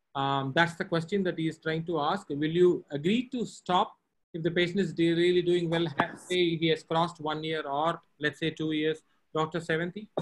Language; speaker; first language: English; non-native, local second language; Tamil